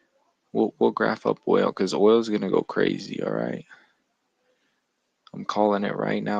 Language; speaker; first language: English; native; English